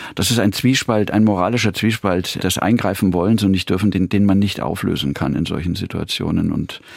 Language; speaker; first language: German; native; German